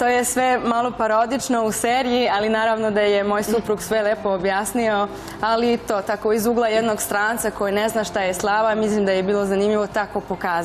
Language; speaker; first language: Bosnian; non-native, fluent; Spanish